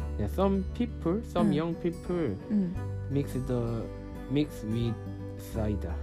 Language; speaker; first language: English; non-native, learner; Korean